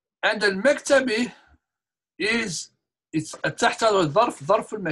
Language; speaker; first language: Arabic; non-native, fluent; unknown